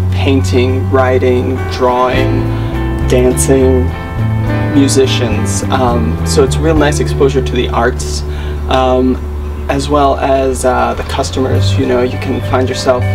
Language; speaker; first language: English; native; English